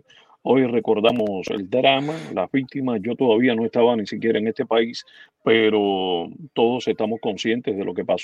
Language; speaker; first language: Spanish; native; Spanish